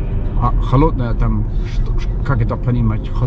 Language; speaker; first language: Russian; non-native, fluent; German